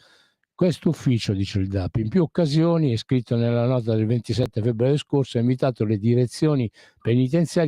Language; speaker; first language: Italian; native; Italian